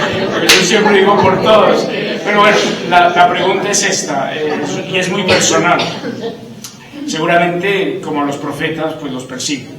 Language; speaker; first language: Spanish; native; Spanish